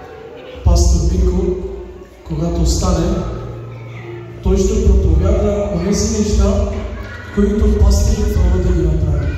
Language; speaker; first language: Bulgarian; non-native, local second language; Turkish